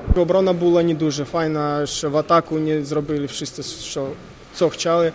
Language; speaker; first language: Polish; non-native, learner; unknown